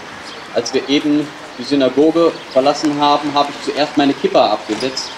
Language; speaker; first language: German; native; German